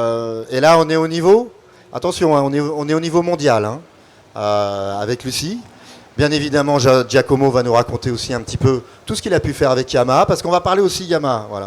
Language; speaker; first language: French; native; French